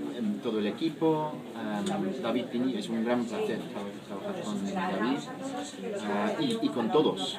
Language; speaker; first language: Spanish; non-native, fluent; English